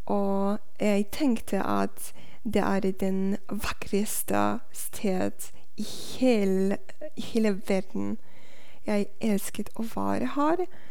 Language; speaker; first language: Norwegian; non-native, learner; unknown